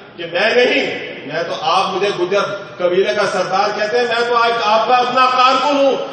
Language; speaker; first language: Urdu; non-native, local second language; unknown